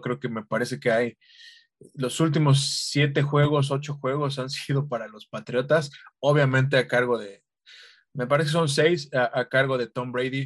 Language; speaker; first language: Spanish; native; Spanish